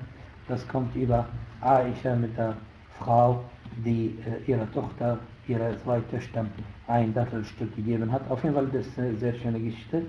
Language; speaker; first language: German; non-native, fluent; Arabic